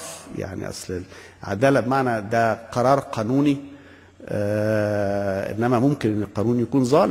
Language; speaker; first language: Arabic; native; Arabic